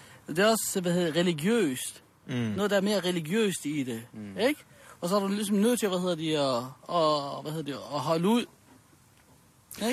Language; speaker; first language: Danish; early bilingual, other home language; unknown